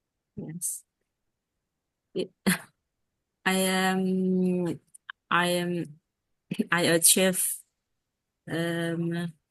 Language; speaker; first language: English; non-native, learner; Vietnamese